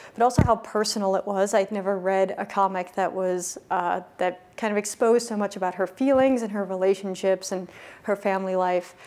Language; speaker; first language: English; native; English